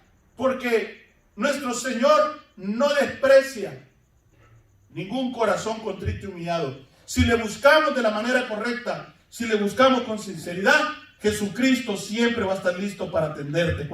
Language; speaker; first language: Spanish; native; Spanish